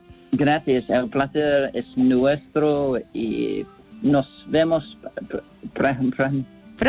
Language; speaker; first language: Spanish; non-native, learner; English